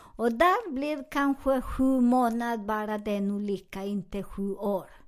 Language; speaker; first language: Swedish; non-native, learner; Spanish